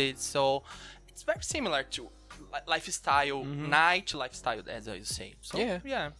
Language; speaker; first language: English; non-native, learner; Portuguese